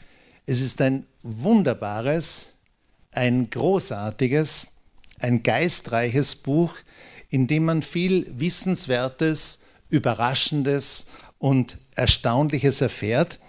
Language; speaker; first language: German; native; German